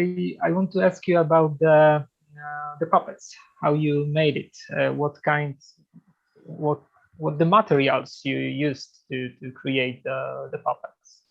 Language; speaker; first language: English; non-native, fluent; Polish